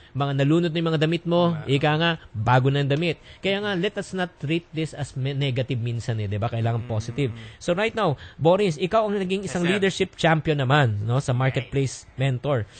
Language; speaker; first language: Filipino; native; Filipino